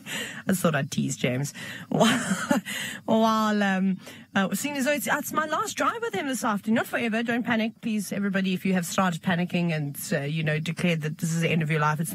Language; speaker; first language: English; native; English